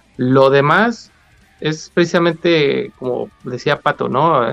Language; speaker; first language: Spanish; native; Spanish